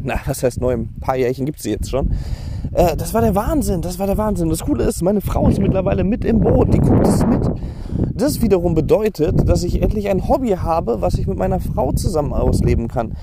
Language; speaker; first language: German; native; German